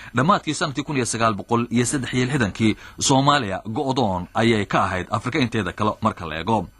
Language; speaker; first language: Somali; native; Somali